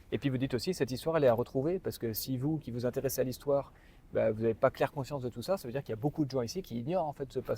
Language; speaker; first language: French; native; French